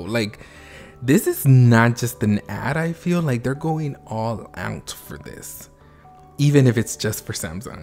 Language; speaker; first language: English; native; English